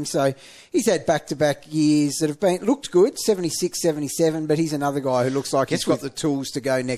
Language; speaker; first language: English; native; English